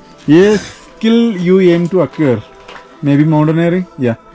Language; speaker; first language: English; non-native, local second language; Malayalam